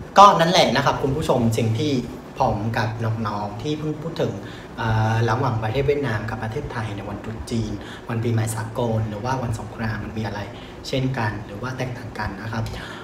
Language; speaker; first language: Thai; non-native, fluent; Vietnamese